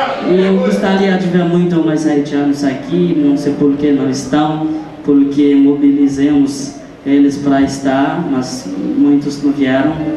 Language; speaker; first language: Portuguese; non-native, fluent; Haitian Creole